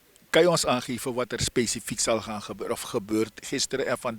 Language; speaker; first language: Dutch; native; Dutch